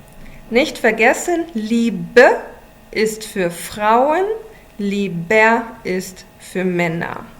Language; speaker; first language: German; non-native, fluent; English